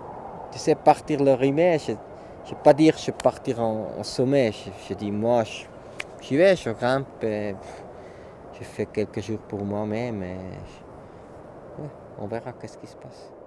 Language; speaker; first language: French; non-native, local second language; German